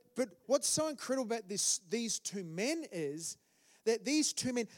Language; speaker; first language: English; native; English